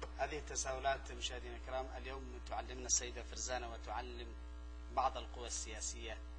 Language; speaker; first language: Arabic; native; Arabic